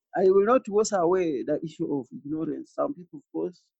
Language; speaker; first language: English; non-native, local second language; Ganda